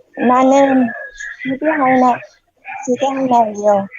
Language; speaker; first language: Korean; non-native, learner; Filipino